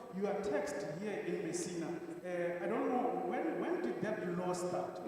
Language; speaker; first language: English; non-native, local second language; Northern Sotho